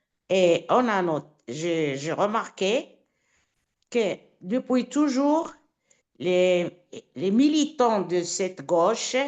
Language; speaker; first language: French; non-native, fluent; Italian